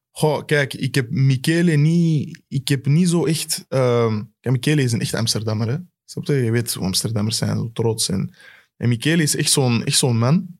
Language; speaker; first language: Dutch; native; Dutch